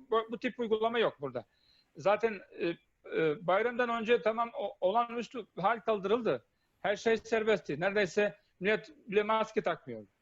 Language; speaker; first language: Turkish; non-native, fluent; Bosnian